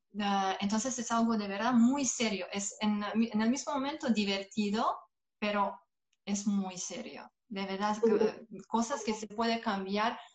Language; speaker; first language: Spanish; non-native, fluent; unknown